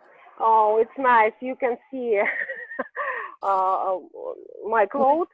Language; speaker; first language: English; non-native, learner; Russian